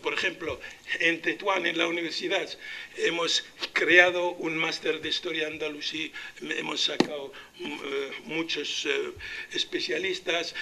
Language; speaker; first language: Spanish; non-native, local second language; Arabic